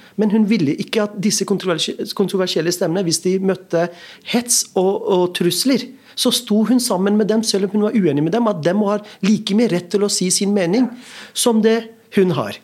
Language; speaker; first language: Norwegian; early bilingual, other home language; Urdu